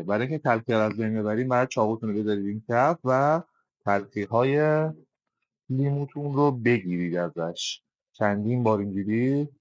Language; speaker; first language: Persian; native; Persian